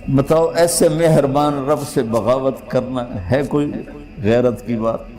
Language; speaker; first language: Urdu; non-native, local second language; Punjabi